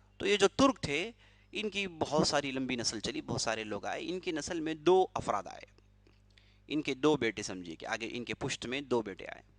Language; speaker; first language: Urdu; native; Urdu